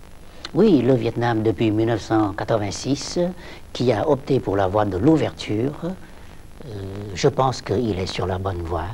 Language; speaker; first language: French; non-native, local second language; Vietnamese